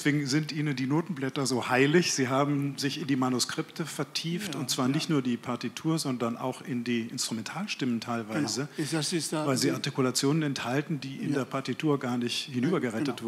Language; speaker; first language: German; native; German